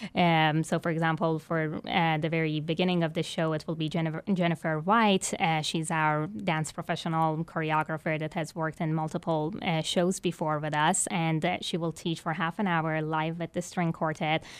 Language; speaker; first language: English; non-native, fluent; Persian